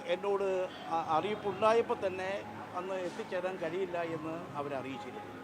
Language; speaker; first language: Malayalam; native; Malayalam